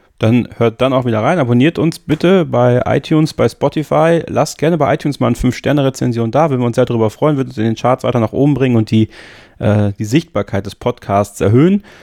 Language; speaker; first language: German; native; German